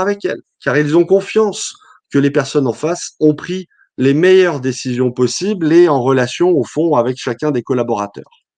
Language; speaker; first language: French; native; French